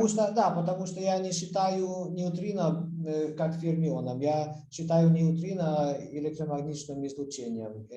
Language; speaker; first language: Russian; non-native, fluent; Hungarian